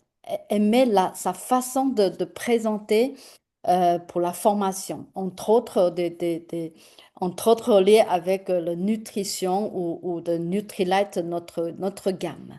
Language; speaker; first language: French; non-native, fluent; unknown